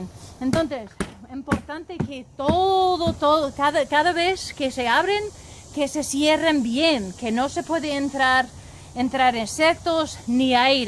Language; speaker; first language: Spanish; non-native, learner; English